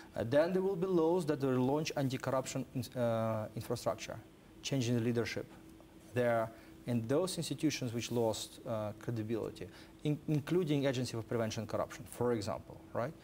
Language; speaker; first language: English; non-native, fluent; Ukrainian